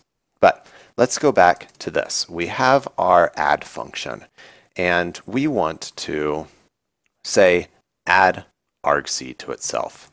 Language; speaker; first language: English; native; English